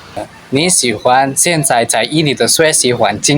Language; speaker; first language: Chinese; non-native, learner; Indonesian